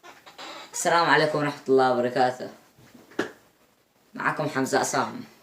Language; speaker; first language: Arabic; native; Arabic